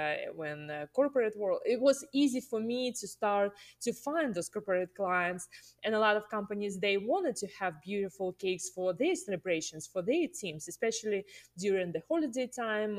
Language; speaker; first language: English; non-native, fluent; Russian